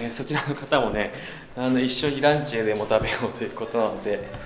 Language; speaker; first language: Japanese; native; Japanese